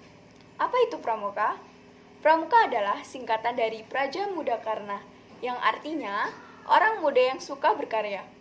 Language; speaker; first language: Indonesian; native; Indonesian